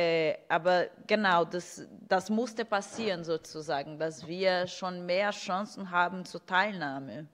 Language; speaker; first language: German; non-native, fluent; Portuguese